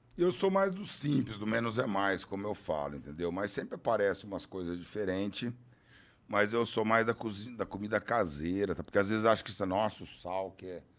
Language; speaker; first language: Portuguese; native; Portuguese